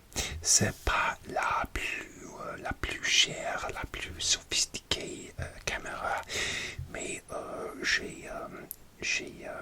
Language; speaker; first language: French; non-native, learner; English